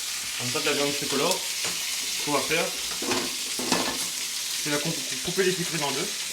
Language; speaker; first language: French; native; French